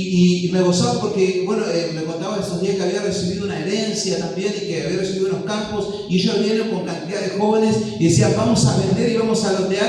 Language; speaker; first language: Spanish; native; Spanish